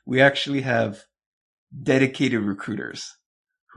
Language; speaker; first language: English; native; English